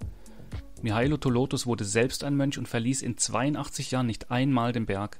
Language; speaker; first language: German; native; German